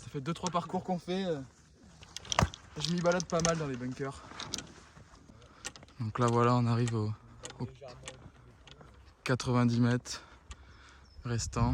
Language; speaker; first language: French; native; French